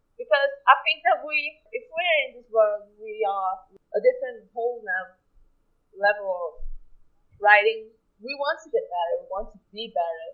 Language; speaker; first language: English; non-native, fluent; Portuguese